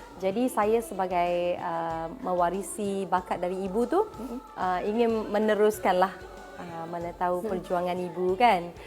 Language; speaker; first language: Malay; native; Malay